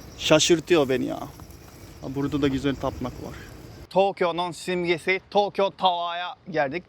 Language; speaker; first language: Turkish; non-native, fluent; Japanese